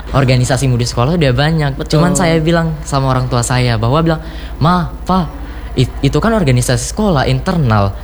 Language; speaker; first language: Indonesian; native; Indonesian